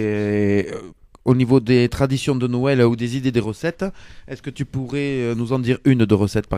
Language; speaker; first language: French; native; French